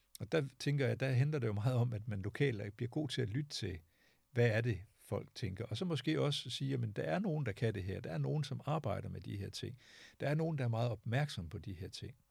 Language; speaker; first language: Danish; native; Danish